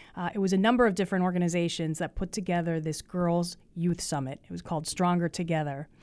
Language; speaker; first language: English; early bilingual, other home language; Spanish